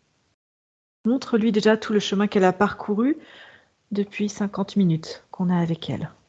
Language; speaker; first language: French; native; French